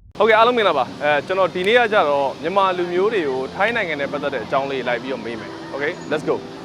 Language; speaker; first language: Burmese; native; Burmese